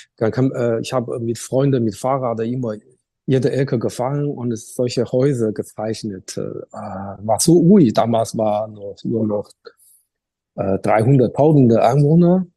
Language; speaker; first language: German; non-native, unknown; Chinese